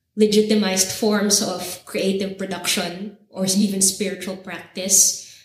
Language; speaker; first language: English; native; English